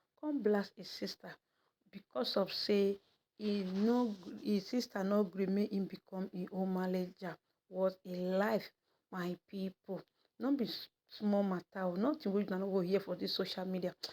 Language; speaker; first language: Nigerian Pidgin; native; Nigerian Pidgin